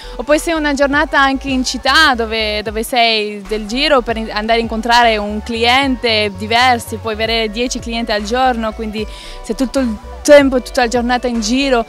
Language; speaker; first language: Italian; non-native, fluent; Swedish